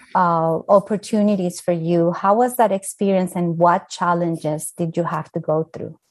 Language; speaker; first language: English; non-native, fluent; Spanish